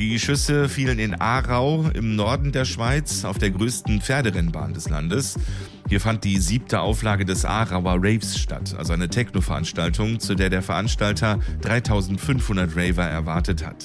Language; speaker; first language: German; native; German